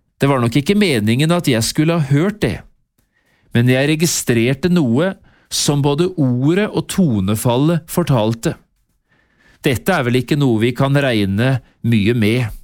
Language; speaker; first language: Norwegian; native; Norwegian